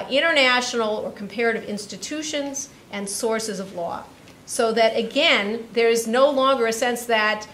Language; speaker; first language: English; native; English